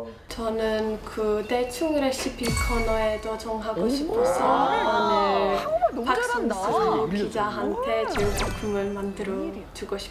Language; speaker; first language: Korean; non-native, fluent; Czech